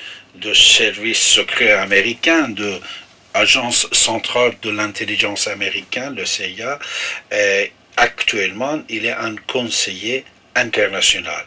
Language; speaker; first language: French; non-native, fluent; Persian